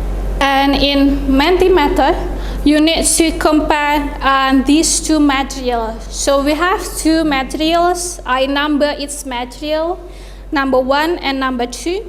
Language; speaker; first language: English; non-native, fluent; Indonesian